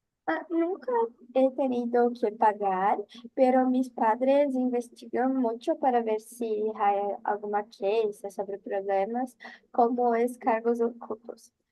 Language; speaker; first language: Spanish; non-native, fluent; Portuguese